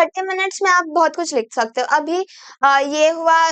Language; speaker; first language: Hindi; non-native, local second language; Marathi